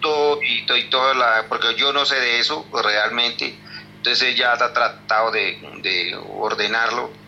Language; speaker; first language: Spanish; non-native, local second language; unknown